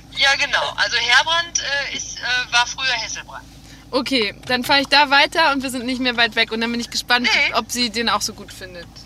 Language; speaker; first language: German; native; German